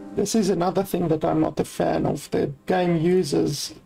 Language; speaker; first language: English; native; English